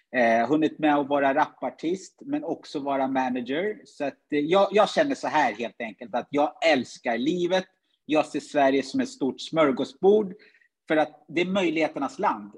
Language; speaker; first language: Swedish; early bilingual, other home language; Ganda